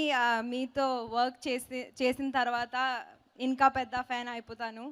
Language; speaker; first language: Telugu; non-native, fluent; Hindi